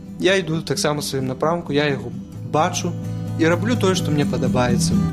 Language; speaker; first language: Belarusian; non-native, local second language; Russian